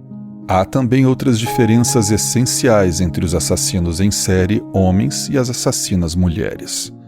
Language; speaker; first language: Portuguese; native; Portuguese